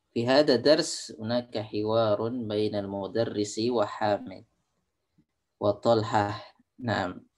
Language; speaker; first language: Arabic; non-native, fluent; Indonesian